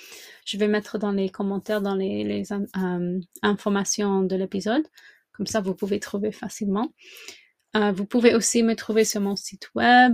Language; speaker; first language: French; non-native, fluent; English